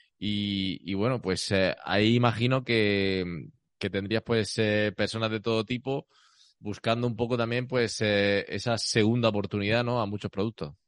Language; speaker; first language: Spanish; native; Spanish